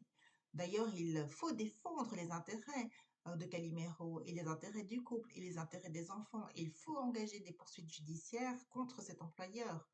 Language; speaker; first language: French; native; French